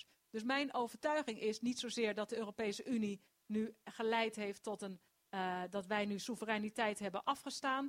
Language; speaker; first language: Dutch; native; Dutch